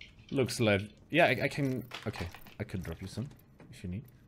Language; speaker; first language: English; non-native, fluent; German